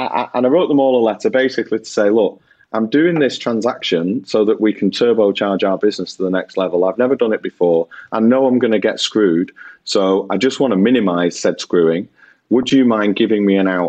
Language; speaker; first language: English; native; English